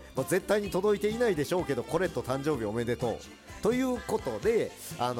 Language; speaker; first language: Japanese; early bilingual, other home language; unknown